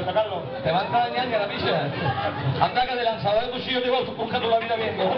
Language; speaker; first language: Spanish; native; Spanish